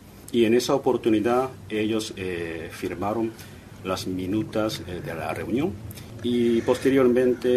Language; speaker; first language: Spanish; non-native, fluent; Japanese